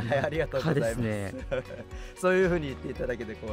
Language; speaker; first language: Japanese; native; Japanese